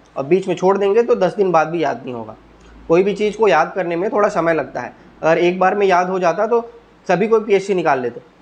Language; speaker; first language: Hindi; native; Hindi